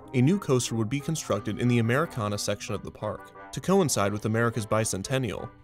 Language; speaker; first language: English; native; English